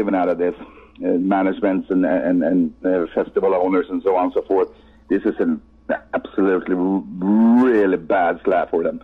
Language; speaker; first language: English; non-native, fluent; Swedish